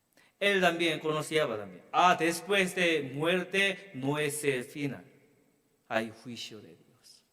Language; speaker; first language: Spanish; non-native, learner; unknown